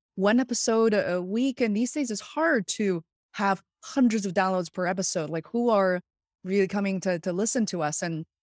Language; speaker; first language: English; non-native, fluent; Chinese